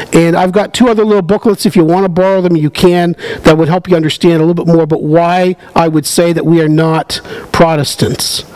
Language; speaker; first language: English; native; English